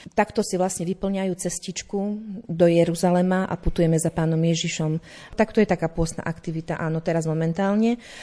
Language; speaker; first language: Slovak; native; Slovak